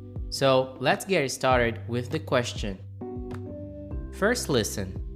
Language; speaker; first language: English; non-native, fluent; Portuguese